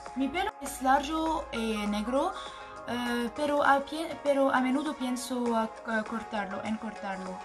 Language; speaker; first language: Spanish; non-native, learner; Arabic